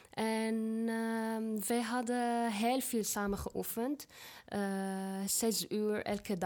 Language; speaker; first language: Dutch; non-native, learner; Arabic